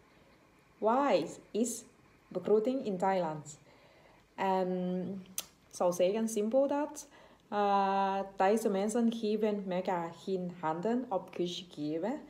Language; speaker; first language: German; non-native, learner; Thai